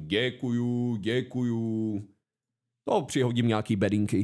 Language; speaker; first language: Czech; native; Czech